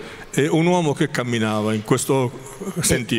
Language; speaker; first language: Italian; native; Italian